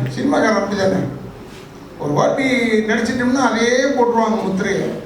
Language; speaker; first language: Tamil; non-native, local second language; Telugu